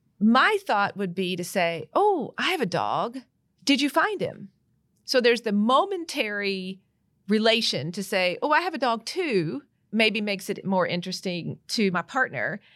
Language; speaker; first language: English; native; English